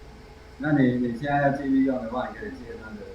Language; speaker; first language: Chinese; native; Chinese